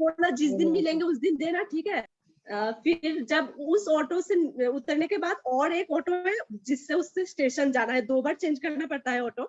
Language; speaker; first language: Hindi; native; Hindi